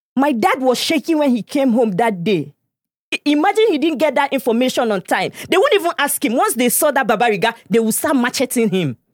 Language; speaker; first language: English; non-native, local second language; Igbo